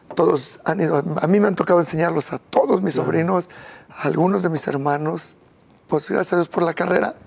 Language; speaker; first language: Spanish; native; Spanish